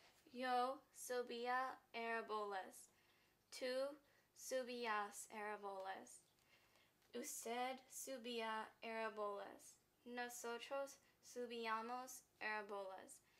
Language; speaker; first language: Spanish; non-native, learner; English